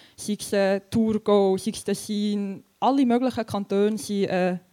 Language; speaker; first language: German; native; German